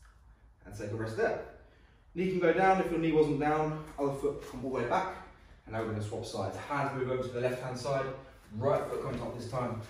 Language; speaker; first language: English; native; English